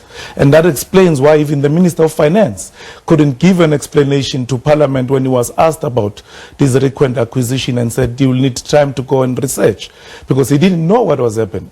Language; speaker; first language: English; non-native, local second language; Swati